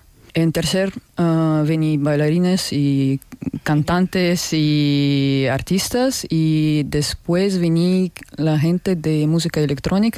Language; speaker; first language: Spanish; non-native, learner; Russian